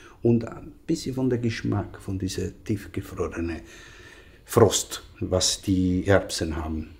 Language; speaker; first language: German; non-native, learner; Italian